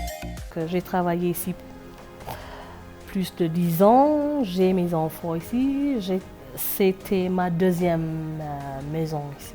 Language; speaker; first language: French; non-native, fluent; Amharic